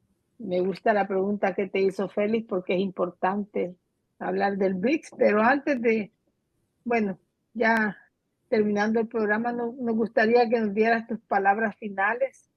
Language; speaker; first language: Spanish; native; Spanish